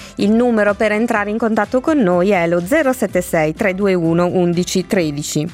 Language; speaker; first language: Italian; native; Italian